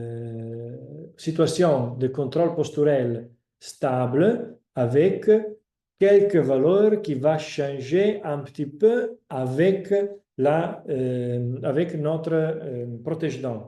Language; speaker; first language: French; non-native, fluent; Italian